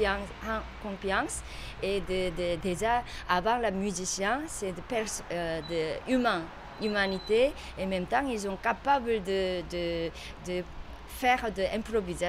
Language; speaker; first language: French; non-native, learner; Korean